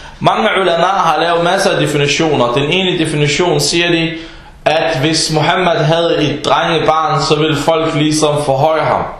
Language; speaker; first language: Danish; non-native, fluent; Arabic